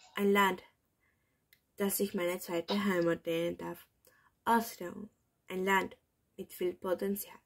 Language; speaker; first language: German; early bilingual, other home language; Spanish